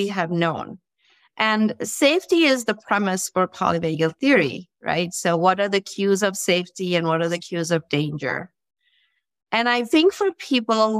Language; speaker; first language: English; non-native, local second language; Gujarati